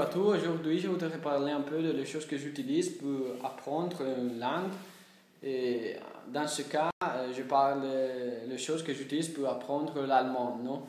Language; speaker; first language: French; non-native, learner; Italian